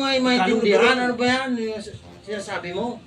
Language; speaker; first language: Filipino; non-native, local second language; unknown